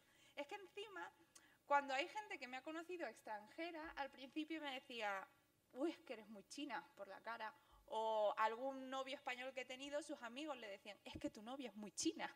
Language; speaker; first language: Spanish; early bilingual, other home language; Chinese